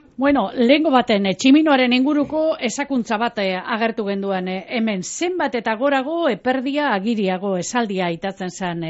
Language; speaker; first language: Basque; native; Basque